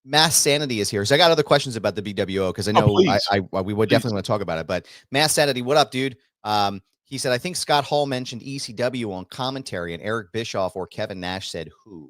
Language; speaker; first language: English; native; English